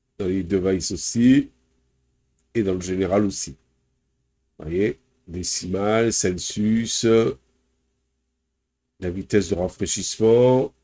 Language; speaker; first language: French; native; French